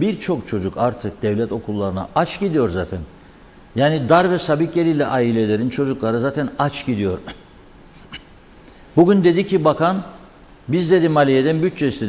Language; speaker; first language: Turkish; native; Turkish